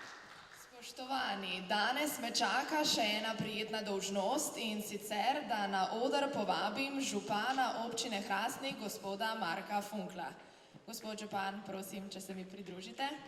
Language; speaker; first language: Slovenian; native; Slovenian